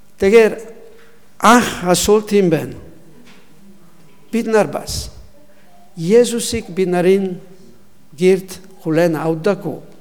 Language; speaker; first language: Mongolian; non-native, learner; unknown